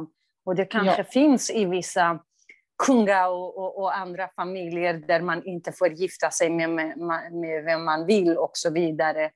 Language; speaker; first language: Swedish; non-native, fluent; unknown